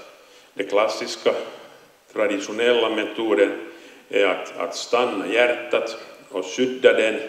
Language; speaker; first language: Swedish; non-native, local second language; Finnish